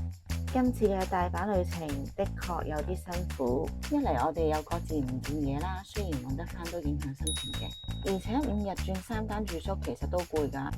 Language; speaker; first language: Cantonese; native; Cantonese